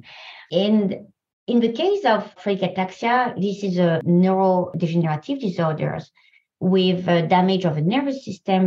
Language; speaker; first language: English; non-native, fluent; French